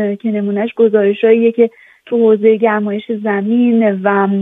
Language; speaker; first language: Persian; native; Persian